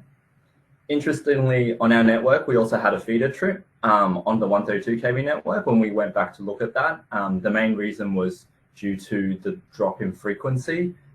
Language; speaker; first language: English; native; English